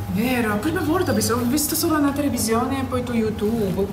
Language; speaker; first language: Italian; non-native, learner; Japanese